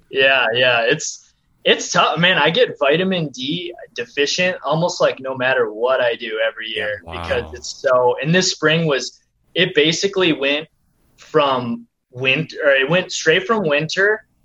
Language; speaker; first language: English; native; English